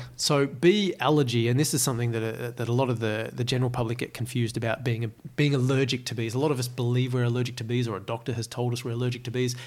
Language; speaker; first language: English; native; English